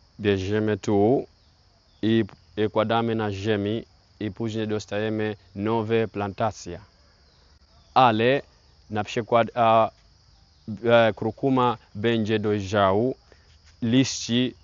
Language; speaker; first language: Polish; non-native, learner; Swahili